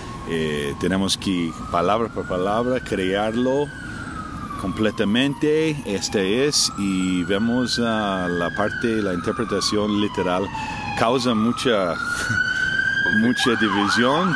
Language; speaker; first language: Spanish; non-native, fluent; English